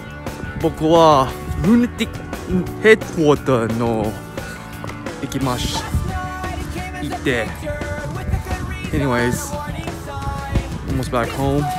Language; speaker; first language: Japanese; non-native, learner; English